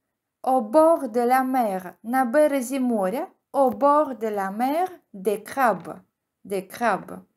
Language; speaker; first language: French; non-native, fluent; Ukrainian